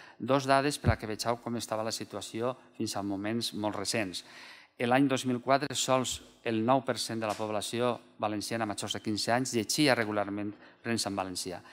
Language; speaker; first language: Catalan; native; Catalan